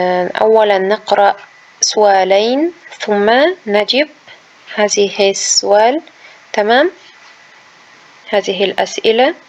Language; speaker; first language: Arabic; non-native, fluent; Uzbek